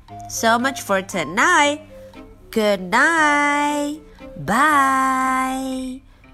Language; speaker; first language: English; non-native, fluent; Chinese